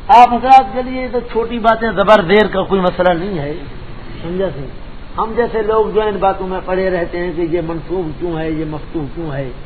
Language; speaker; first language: Urdu; non-native, local second language; Punjabi